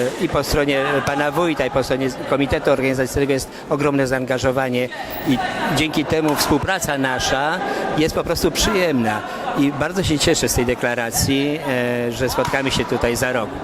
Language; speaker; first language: Polish; native; Polish